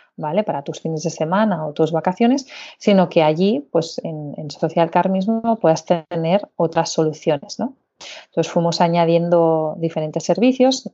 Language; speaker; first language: Spanish; native; Spanish